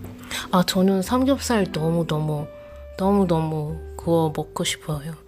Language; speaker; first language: Korean; non-native, fluent; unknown